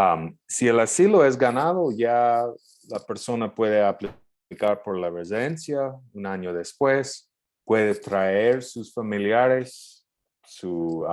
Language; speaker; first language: Spanish; non-native, fluent; English